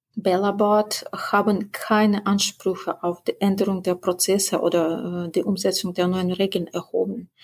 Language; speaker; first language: German; non-native, fluent; Russian